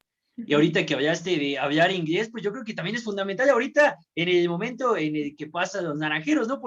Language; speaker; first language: Spanish; native; Spanish